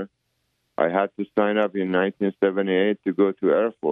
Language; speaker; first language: English; early bilingual, other home language; Persian